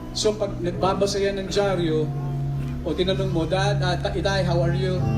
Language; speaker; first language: Filipino; non-native, local second language; Waray